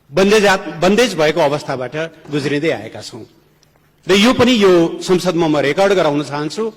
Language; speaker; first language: Nepali; native; Nepali